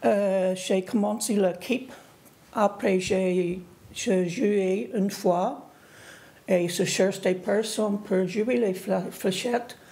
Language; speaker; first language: French; non-native, learner; English